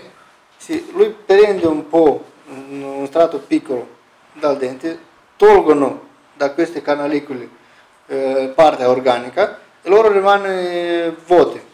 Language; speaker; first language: Italian; non-native, fluent; Romanian